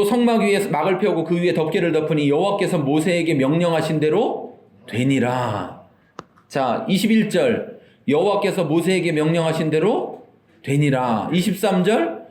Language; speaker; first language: Korean; native; Korean